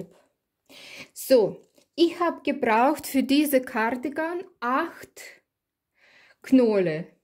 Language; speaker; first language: German; non-native, learner; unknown